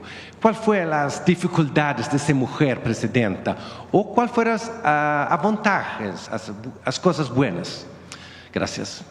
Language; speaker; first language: Spanish; non-native, learner; Swedish